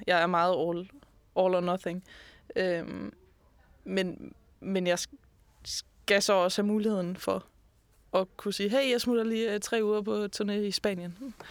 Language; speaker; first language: Danish; native; Danish